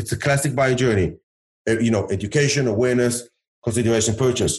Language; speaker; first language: English; early bilingual, other home language; Hebrew